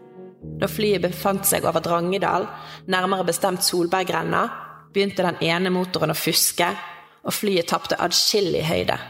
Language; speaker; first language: Norwegian; native; Norwegian